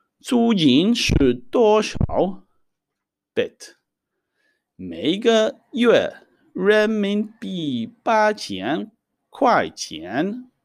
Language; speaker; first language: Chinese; non-native, fluent; Hebrew